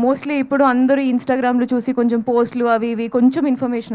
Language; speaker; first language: Telugu; non-native, learner; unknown